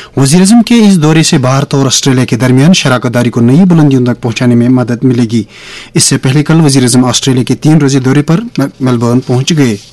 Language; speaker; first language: Urdu; non-native, local second language; Kashmiri